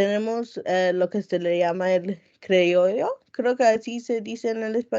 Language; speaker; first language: Spanish; non-native, local second language; English